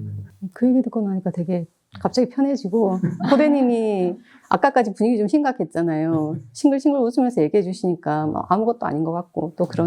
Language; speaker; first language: Korean; native; Korean